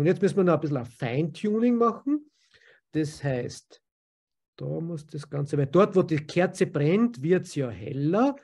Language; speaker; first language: German; native; German